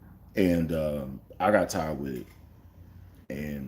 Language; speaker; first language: English; native; English